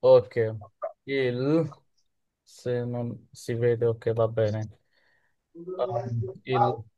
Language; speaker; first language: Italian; non-native, learner; Bangla